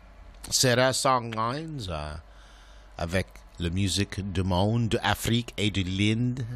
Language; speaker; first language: French; non-native, learner; English